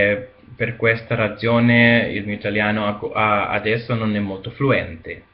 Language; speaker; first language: Italian; non-native, learner; Spanish